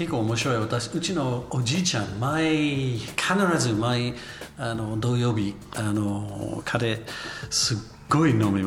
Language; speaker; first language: Japanese; non-native, learner; English